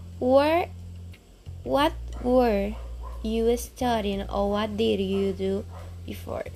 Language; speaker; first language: English; non-native, learner; Spanish